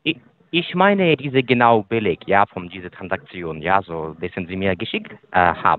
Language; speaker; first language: German; non-native, fluent; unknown